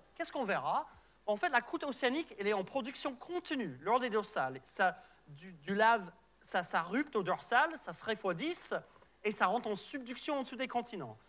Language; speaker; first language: French; non-native, fluent; English